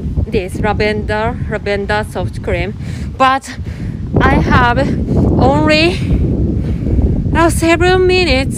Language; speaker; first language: English; non-native, learner; Japanese